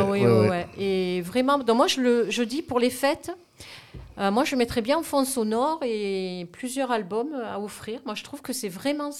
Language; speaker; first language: French; native; French